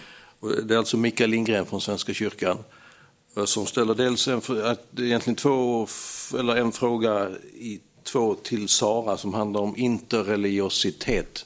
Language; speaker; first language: Swedish; native; Swedish